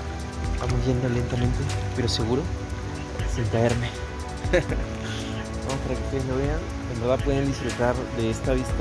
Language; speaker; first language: Spanish; native; Spanish